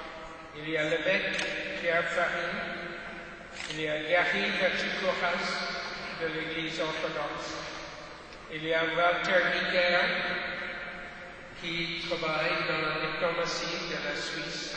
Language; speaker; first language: French; non-native, fluent; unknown